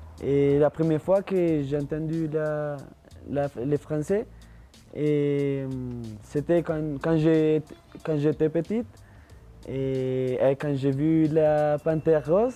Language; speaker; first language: French; non-native, learner; Spanish